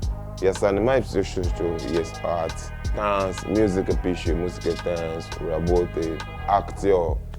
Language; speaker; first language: Russian; non-native, learner; Yoruba